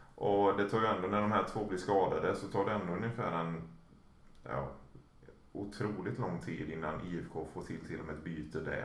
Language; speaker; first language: Swedish; native; Swedish